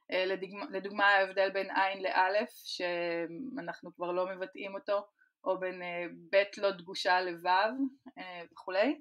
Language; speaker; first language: Hebrew; native; Hebrew